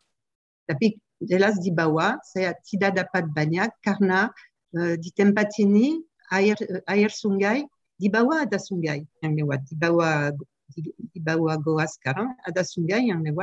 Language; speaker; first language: Indonesian; non-native, learner; French